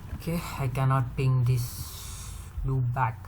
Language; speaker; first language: English; non-native, local second language; Kannada